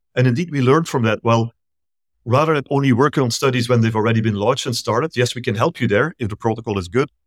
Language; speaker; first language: English; non-native, fluent; Dutch